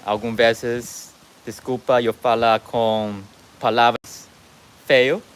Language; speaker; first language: Portuguese; non-native, learner; English